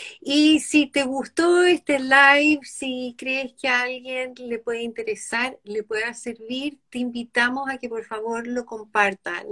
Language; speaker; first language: Spanish; native; Spanish